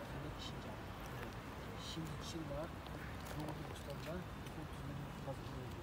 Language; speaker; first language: Turkish; non-native, learner; Uyghur